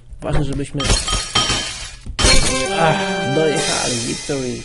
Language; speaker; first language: Polish; native; Polish